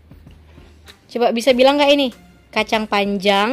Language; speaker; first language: Indonesian; native; Indonesian